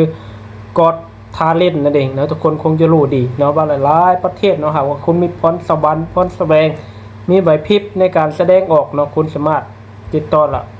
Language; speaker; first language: Thai; non-native, local second language; Lao